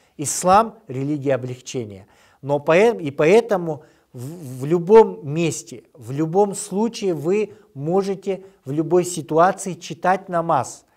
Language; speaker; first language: Russian; non-native, local second language; Kyrgyz